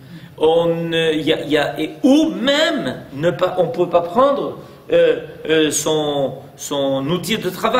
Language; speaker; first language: French; native; French